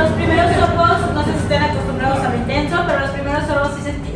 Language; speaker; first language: Spanish; native; Spanish